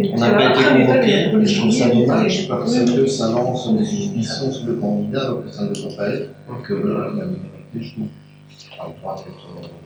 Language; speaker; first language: French; native; French